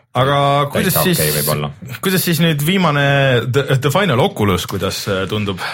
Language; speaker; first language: Estonian; native; Estonian